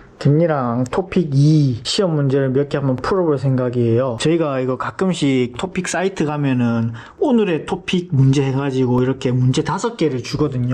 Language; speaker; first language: Korean; native; Korean